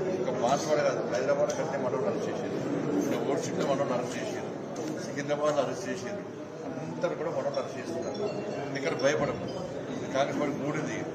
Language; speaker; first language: Telugu; native; Telugu